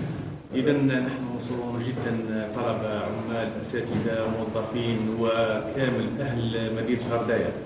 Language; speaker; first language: Arabic; native; Arabic